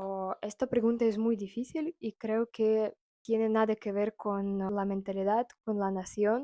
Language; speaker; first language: Spanish; non-native, fluent; Russian